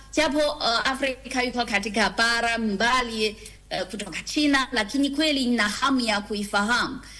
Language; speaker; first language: Swahili; non-native, fluent; Chinese